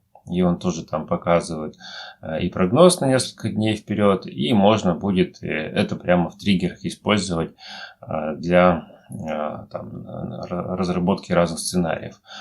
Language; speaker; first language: Russian; native; Russian